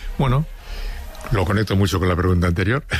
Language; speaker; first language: Spanish; native; Spanish